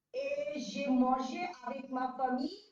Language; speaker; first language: French; non-native, learner; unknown